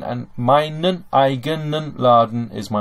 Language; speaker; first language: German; non-native, fluent; English